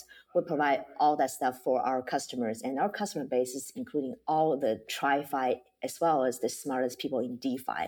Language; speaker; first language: English; non-native, fluent; Chinese